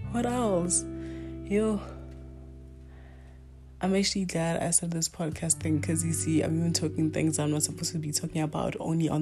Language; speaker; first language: English; non-native, local second language; Northern Sotho